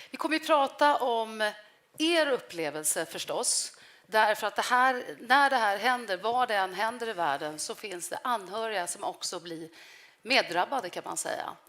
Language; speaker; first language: Swedish; native; Swedish